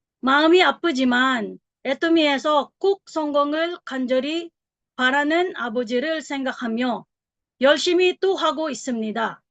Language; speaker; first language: Korean; non-native, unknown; Filipino